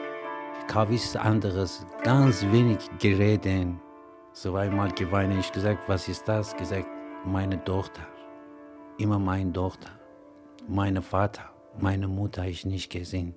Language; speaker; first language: German; non-native, learner; Persian